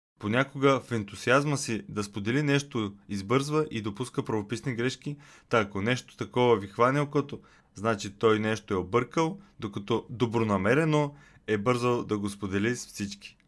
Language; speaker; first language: Bulgarian; native; Bulgarian